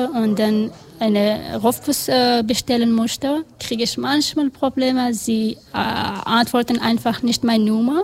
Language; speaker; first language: German; non-native, learner; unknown